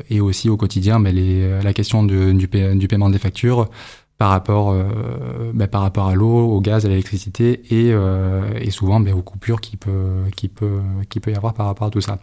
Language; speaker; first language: French; native; French